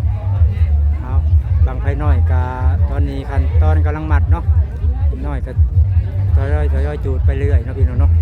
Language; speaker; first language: Thai; non-native, local second language; Lao